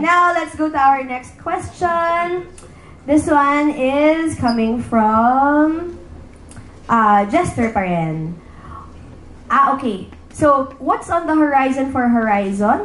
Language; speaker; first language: English; non-native, local second language; Filipino